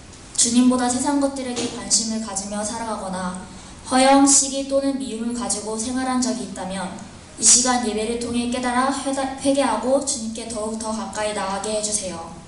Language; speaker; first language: Korean; native; Korean